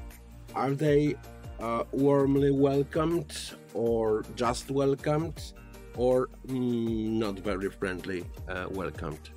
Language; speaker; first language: English; non-native, fluent; Polish